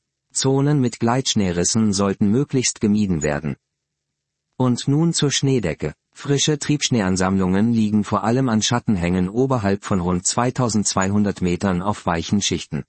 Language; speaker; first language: German; native; German